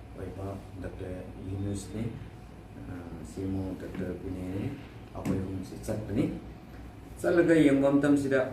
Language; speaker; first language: Manipuri; non-native, local second language; Rongmei Naga